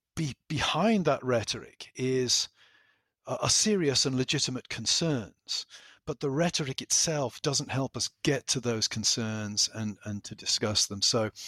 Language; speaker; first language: English; native; English